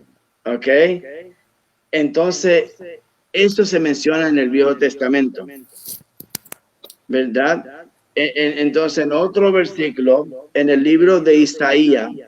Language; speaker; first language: Spanish; early bilingual, heritage; Spanish